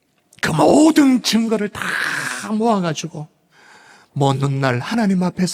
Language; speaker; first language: Korean; native; Korean